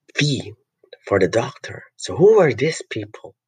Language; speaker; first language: English; non-native, local second language; Filipino